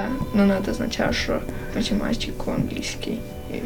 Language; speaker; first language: Russian; early bilingual, heritage; Russian